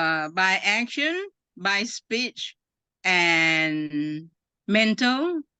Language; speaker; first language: English; non-native, learner; Thai